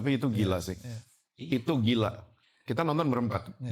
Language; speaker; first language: Indonesian; native; Indonesian